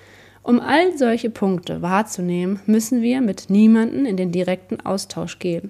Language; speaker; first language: German; native; German